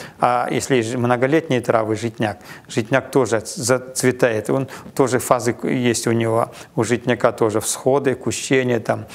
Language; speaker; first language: Russian; non-native, local second language; Kazakh